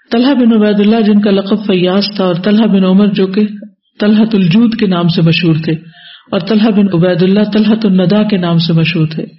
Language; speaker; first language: Urdu; native; Urdu